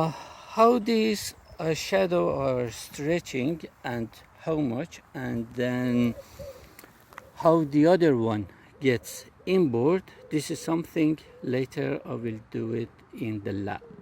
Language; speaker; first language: English; non-native, fluent; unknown